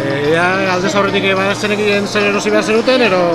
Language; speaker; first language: Basque; native; Basque